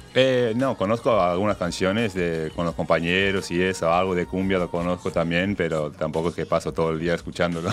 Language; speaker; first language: Spanish; early bilingual, heritage; Spanish